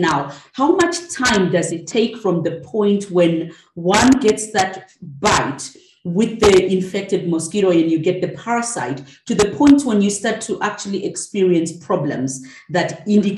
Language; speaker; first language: English; non-native, local second language; Shona